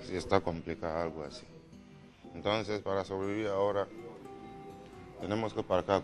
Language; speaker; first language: Spanish; non-native, learner; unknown